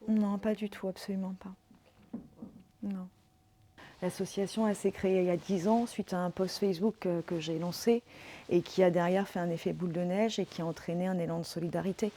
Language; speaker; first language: French; native; French